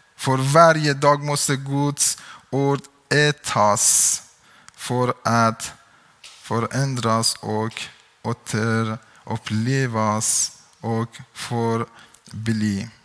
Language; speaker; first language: Swedish; non-native, learner; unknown